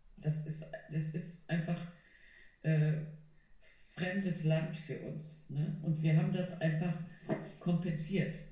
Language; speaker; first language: German; non-native, fluent; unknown